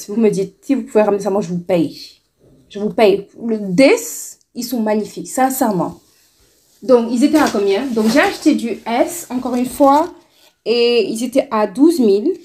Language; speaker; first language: French; non-native, local second language; Wolof